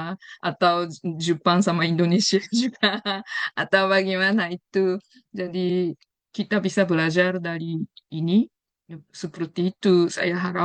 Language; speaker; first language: Indonesian; non-native, fluent; Japanese